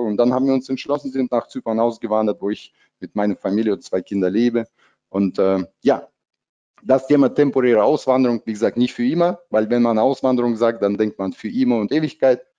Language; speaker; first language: German; non-native, fluent; Russian